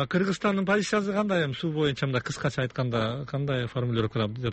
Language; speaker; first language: Kyrgyz; native; Kyrgyz